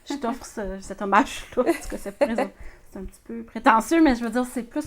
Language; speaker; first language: French; native; French